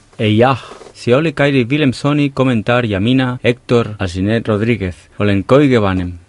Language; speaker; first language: Estonian; non-native, fluent; Spanish